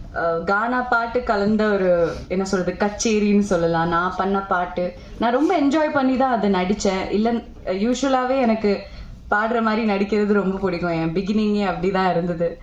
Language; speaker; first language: Tamil; non-native, local second language; Malayalam